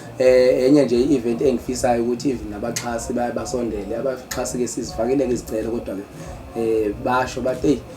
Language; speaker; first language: Zulu; native; Zulu